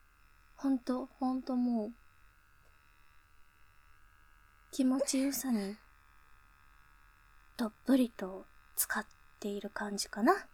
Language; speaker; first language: Japanese; native; Japanese